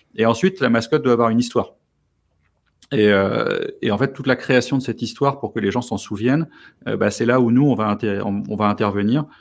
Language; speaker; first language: French; native; French